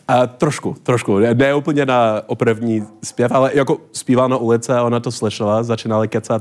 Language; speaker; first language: Czech; non-native, learner; English